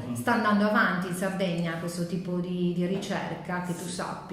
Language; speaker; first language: Italian; native; Italian